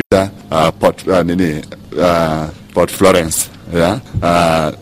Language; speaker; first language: Swahili; non-native, local second language; Luo (Kenya and Tanzania)